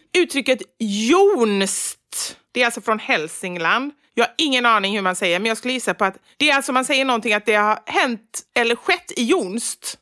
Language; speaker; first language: Swedish; native; Swedish